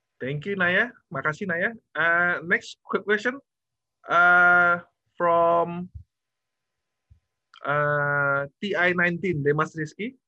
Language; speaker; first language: English; non-native, fluent; Indonesian